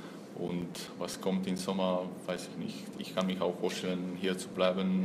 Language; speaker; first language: German; non-native, fluent; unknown